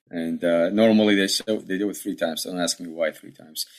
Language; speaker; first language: English; early bilingual, other home language; Arabic